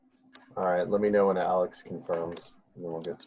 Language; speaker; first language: English; native; English